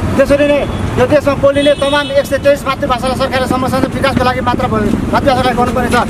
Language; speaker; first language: Nepali; non-native, local second language; Limbu